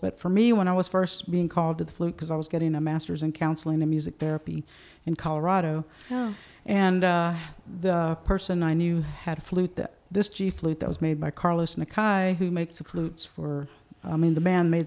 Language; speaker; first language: English; early bilingual, other home language; Spanish